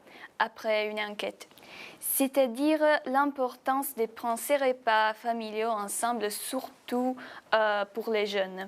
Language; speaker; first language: French; non-native, fluent; Italian